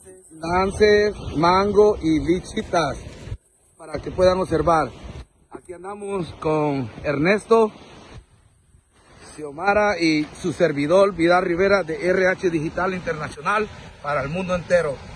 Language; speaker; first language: Spanish; native; Spanish